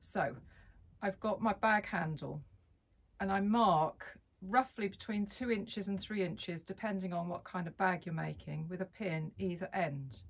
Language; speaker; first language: English; native; English